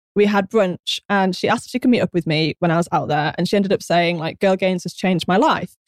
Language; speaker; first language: English; native; English